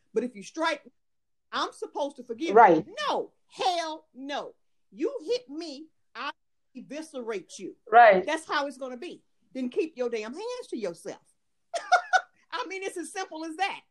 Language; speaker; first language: English; native; English